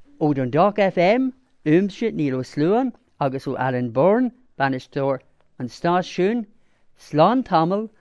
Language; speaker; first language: Irish; non-native, local second language; English